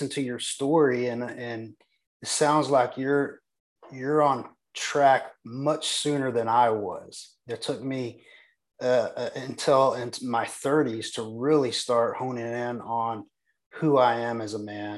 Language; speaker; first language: English; native; English